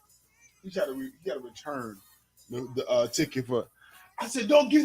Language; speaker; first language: English; native; English